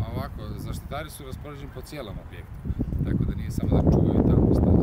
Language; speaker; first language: Croatian; native; Croatian